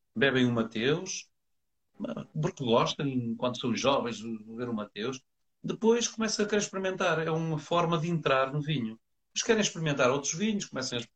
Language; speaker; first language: Portuguese; native; Portuguese